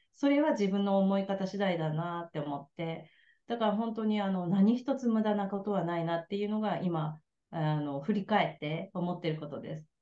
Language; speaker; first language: Japanese; native; Japanese